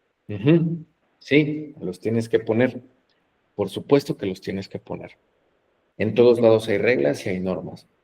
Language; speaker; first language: Spanish; native; Spanish